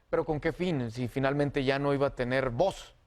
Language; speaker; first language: Spanish; native; Spanish